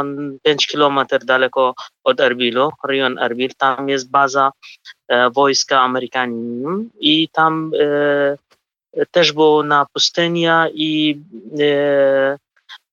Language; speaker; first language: Polish; non-native, fluent; Kurdish